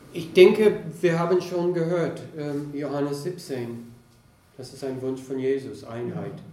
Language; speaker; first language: German; non-native, fluent; English